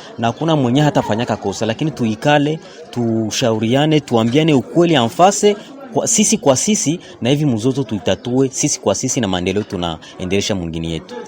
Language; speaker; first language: Swahili; native; Swahili